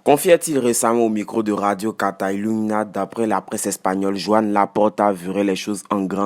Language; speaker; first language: French; native; French